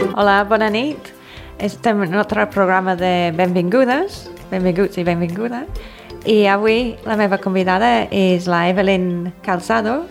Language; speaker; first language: Catalan; non-native, fluent; English